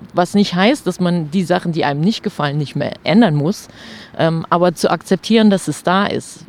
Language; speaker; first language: German; native; German